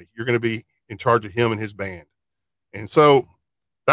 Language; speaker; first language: English; native; English